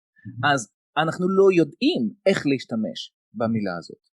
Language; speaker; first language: Hebrew; non-native, fluent; French